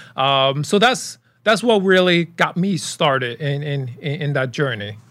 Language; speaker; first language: English; early bilingual, other home language; Cantonese